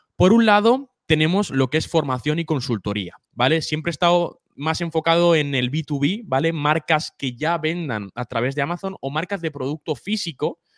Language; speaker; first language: Spanish; native; Spanish